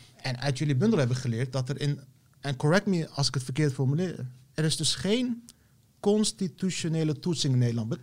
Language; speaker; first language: Dutch; early bilingual, other home language; Turkish